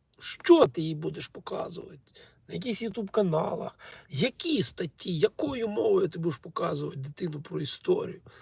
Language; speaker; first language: Ukrainian; non-native, local second language; Russian